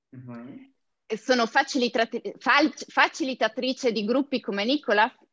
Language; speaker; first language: Italian; native; Italian